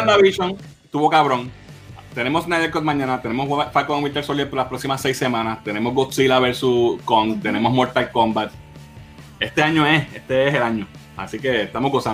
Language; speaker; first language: Spanish; native; Spanish